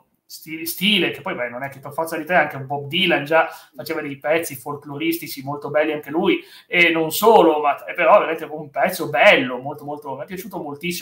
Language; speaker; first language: Italian; native; Italian